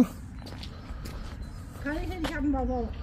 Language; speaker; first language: German; native; German